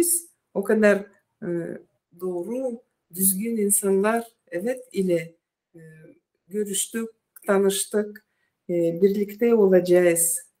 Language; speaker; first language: Turkish; non-native, learner; Russian